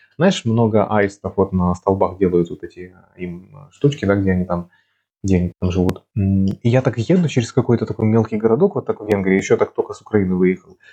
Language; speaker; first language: Russian; native; Russian